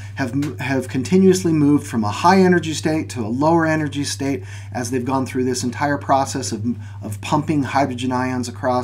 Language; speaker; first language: English; native; English